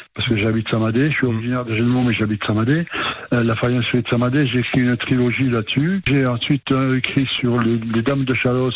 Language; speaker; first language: French; native; French